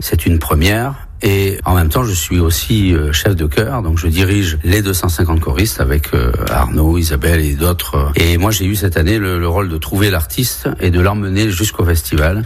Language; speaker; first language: French; early bilingual, other home language; Spanish